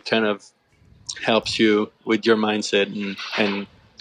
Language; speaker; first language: English; non-native, fluent; French